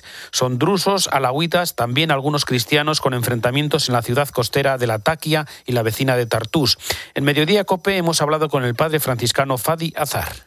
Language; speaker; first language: Spanish; native; Spanish